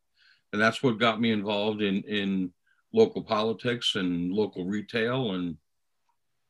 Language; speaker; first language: English; native; English